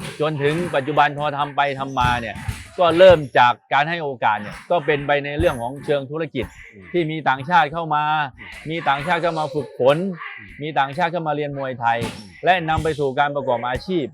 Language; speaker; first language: Thai; native; Thai